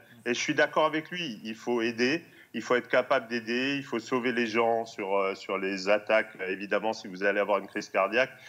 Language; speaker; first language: French; native; French